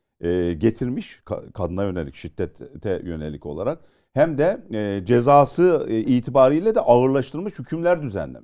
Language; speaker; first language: Turkish; native; Turkish